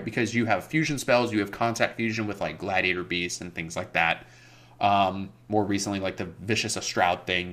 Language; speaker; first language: English; native; English